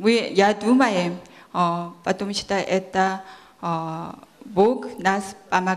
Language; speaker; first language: Russian; non-native, learner; Korean